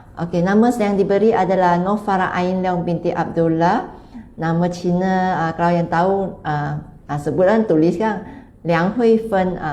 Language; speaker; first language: Malay; non-native, local second language; Chinese